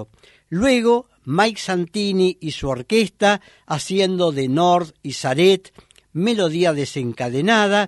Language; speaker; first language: Spanish; native; Spanish